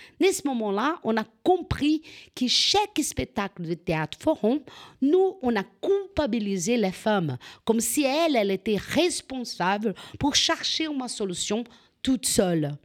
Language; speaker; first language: French; non-native, fluent; Portuguese